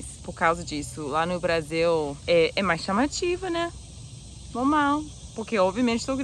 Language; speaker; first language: Portuguese; non-native, fluent; English